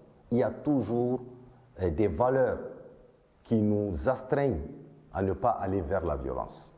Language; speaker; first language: French; non-native, local second language; Bambara